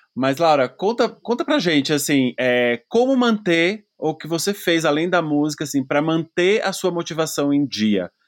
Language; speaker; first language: Portuguese; native; Portuguese